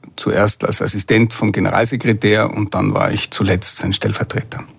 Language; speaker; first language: German; native; German